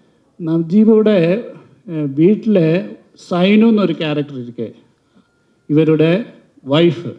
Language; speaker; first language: Tamil; non-native, learner; Malayalam